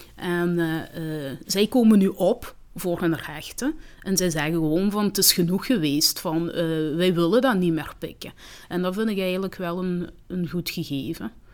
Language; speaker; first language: Dutch; early bilingual, other home language; Kinyarwanda